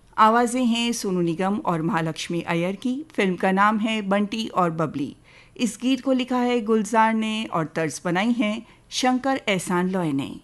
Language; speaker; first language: Hindi; native; Hindi